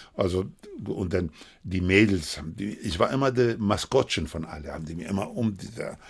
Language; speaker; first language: German; non-native, fluent; Spanish